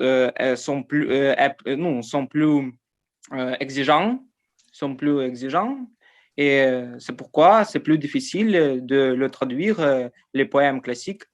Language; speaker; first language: French; non-native, learner; Ukrainian